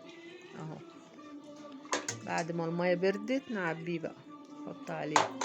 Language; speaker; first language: Arabic; native; Arabic